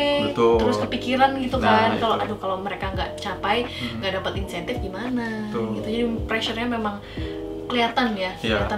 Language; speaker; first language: Indonesian; native; Indonesian